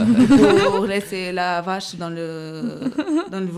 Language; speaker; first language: French; non-native, learner; Portuguese